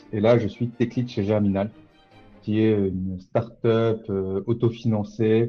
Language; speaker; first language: French; native; French